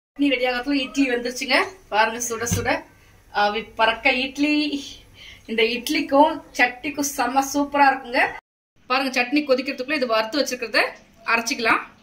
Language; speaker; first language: Tamil; non-native, local second language; Telugu